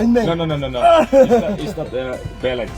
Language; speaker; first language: English; non-native, learner; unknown